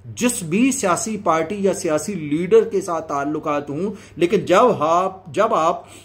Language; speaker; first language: Urdu; native; Urdu